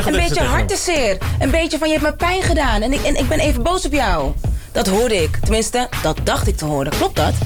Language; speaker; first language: Dutch; native; Dutch